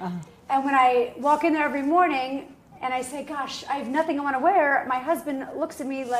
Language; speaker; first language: English; native; English